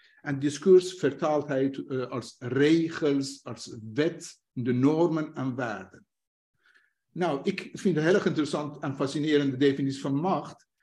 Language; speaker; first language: Dutch; non-native, fluent; Persian